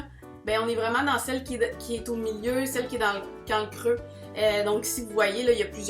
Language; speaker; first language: French; native; French